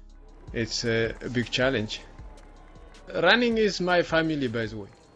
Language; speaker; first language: English; non-native, learner; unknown